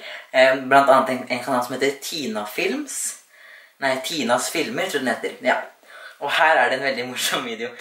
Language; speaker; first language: Norwegian; native; Norwegian